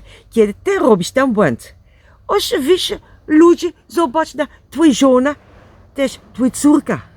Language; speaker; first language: Polish; non-native, learner; Dutch